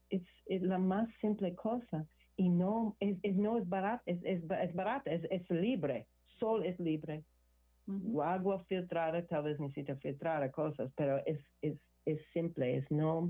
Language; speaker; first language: Spanish; non-native, learner; English